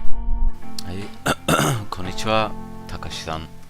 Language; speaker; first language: Japanese; non-native, learner; German